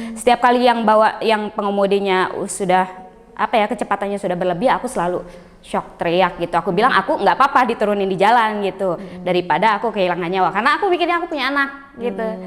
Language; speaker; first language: Indonesian; native; Indonesian